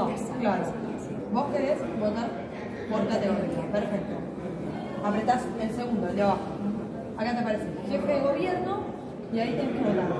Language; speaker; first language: Spanish; native; Spanish